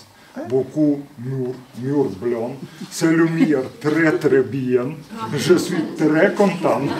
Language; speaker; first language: French; non-native, learner; Belarusian